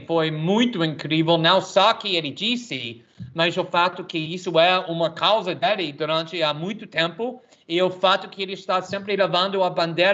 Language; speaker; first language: Portuguese; non-native, fluent; English